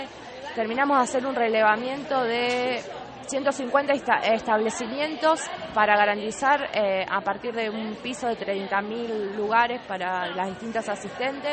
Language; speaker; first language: Spanish; native; Spanish